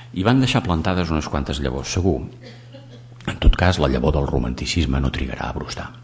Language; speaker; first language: Catalan; native; Catalan